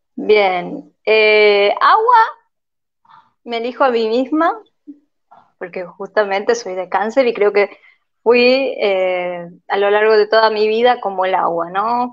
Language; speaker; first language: Spanish; native; Spanish